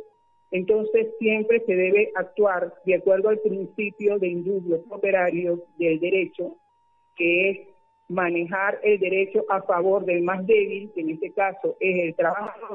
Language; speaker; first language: Spanish; native; Spanish